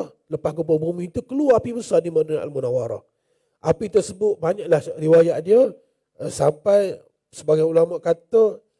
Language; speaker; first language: Malay; native; Malay